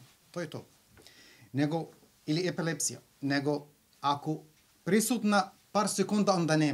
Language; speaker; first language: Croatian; non-native, learner; Arabic